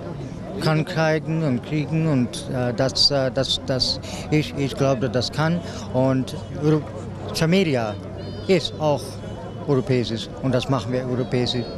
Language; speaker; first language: German; non-native, learner; Dutch